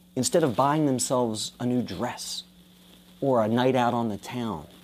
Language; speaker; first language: English; native; English